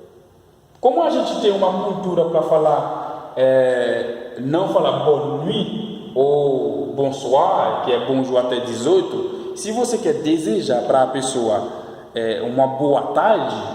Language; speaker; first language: Portuguese; non-native, fluent; Haitian Creole